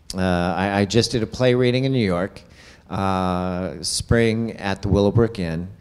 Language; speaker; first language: English; native; English